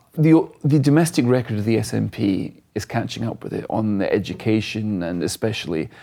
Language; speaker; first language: English; native; English